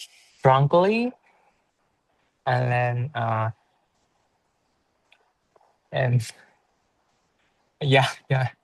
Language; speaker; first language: English; non-native, learner; Chinese